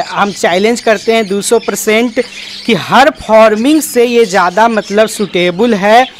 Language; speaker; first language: Hindi; native; Hindi